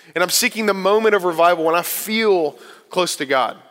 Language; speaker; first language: English; native; English